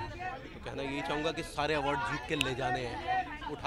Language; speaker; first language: Hindi; native; Hindi